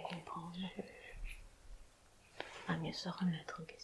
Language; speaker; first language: French; native; French